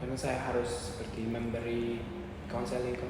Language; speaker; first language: Indonesian; non-native, learner; Uzbek